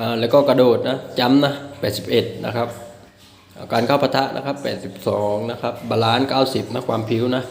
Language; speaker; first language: Thai; native; Thai